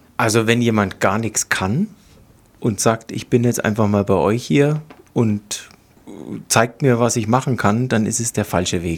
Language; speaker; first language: German; native; German